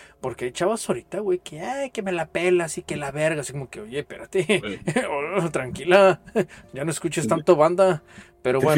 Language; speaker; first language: Spanish; native; Spanish